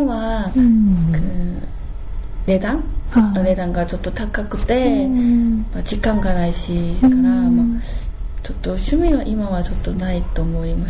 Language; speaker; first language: Japanese; non-native, learner; Korean